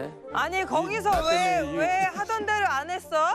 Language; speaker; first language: Korean; native; Korean